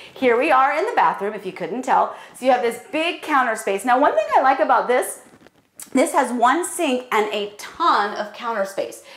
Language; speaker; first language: English; native; English